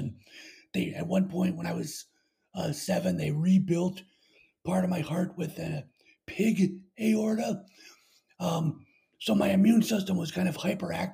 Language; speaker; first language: English; native; English